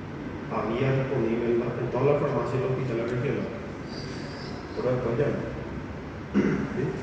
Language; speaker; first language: Spanish; native; Spanish